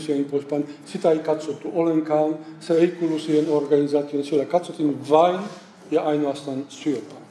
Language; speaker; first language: Finnish; non-native, fluent; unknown